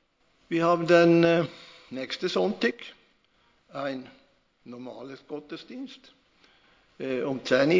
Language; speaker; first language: German; non-native, fluent; Swedish